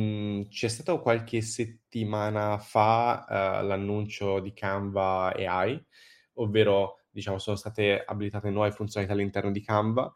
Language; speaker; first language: Italian; native; Italian